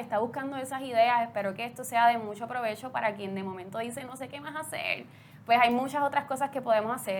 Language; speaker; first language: Spanish; native; Spanish